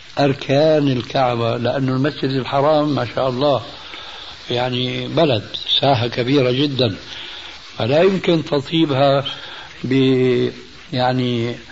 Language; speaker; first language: Arabic; early bilingual, other home language; Albanian